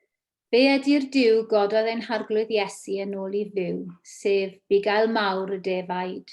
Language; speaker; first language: Welsh; non-native, local second language; English